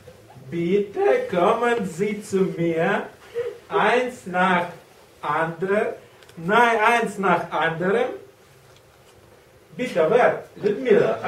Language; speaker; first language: German; non-native, learner; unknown